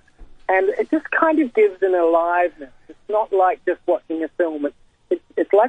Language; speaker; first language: English; native; English